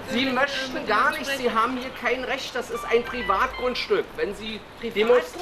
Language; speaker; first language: German; native; German